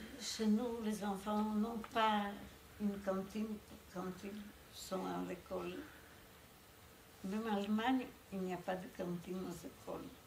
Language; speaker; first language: French; non-native, fluent; Polish